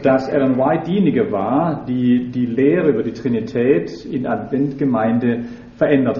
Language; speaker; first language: German; native; German